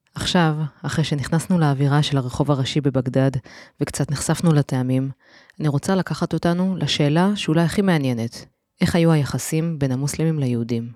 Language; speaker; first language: Hebrew; native; Hebrew